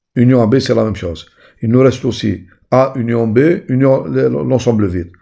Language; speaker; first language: French; non-native, local second language; Arabic